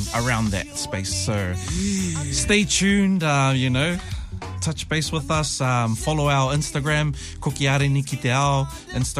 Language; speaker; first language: English; native; English